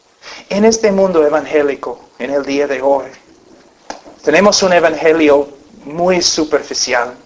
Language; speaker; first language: Spanish; non-native, fluent; English